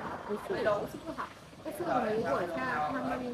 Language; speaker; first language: Chinese; non-native, learner; Vietnamese